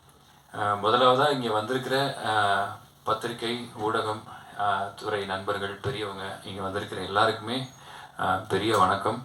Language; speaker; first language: Tamil; native; Tamil